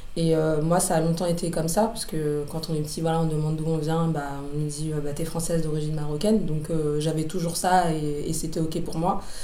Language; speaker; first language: French; native; French